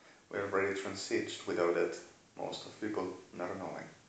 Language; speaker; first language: English; non-native, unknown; Spanish